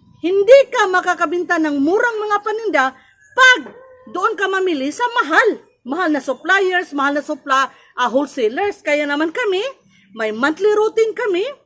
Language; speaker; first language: Filipino; non-native, local second language; Cebuano